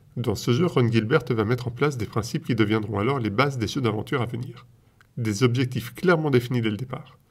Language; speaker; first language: French; native; French